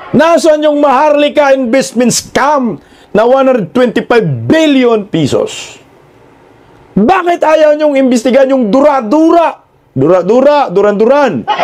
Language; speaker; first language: Filipino; non-native, local second language; Cebuano